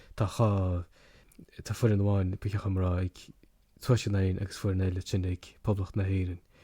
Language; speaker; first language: Irish; native; Irish